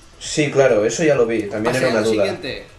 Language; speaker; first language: Spanish; native; Spanish